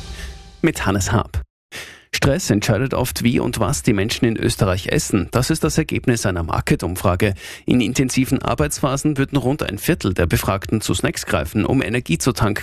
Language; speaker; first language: German; native; German